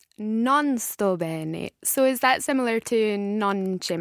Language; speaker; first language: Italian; non-native, learner; English